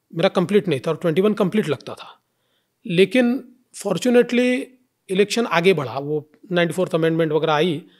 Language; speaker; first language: Hindi; non-native, local second language; Marathi